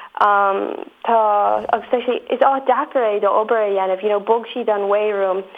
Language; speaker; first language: Irish; non-native, local second language; English